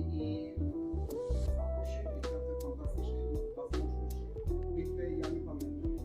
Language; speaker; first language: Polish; non-native, learner; Armenian